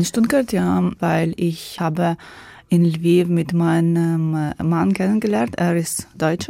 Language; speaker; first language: German; non-native, learner; Ukrainian